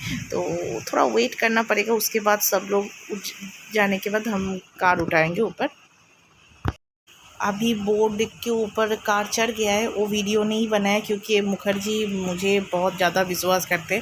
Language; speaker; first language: Hindi; non-native, local second language; Bangla